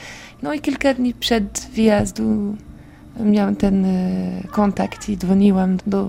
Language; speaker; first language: Polish; non-native, learner; French